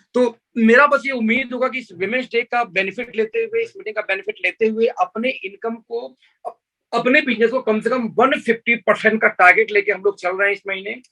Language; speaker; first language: Hindi; native; Hindi